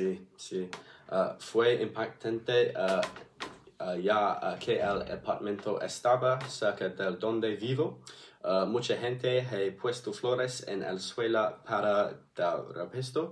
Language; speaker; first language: Spanish; non-native, learner; English